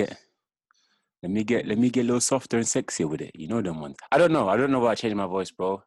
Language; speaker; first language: English; native; English